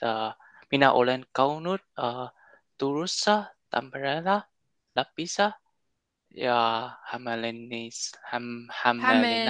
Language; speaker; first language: Finnish; non-native, learner; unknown